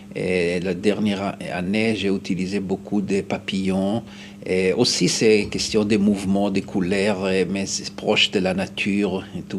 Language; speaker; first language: French; non-native, fluent; Hebrew